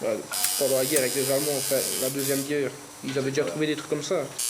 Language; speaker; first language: French; native; French